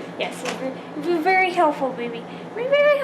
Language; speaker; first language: English; native; English